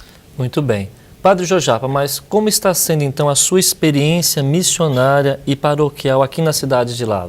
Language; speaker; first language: Portuguese; native; Portuguese